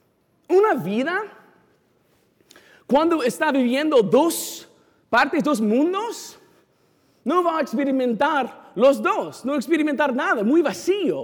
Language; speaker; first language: Spanish; non-native, fluent; English